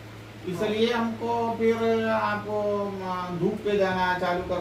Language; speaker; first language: Hindi; non-native, local second language; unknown